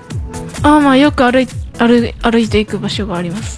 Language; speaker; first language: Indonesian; non-native, learner; Japanese